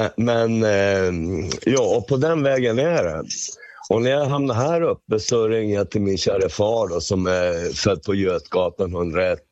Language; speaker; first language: Swedish; native; Swedish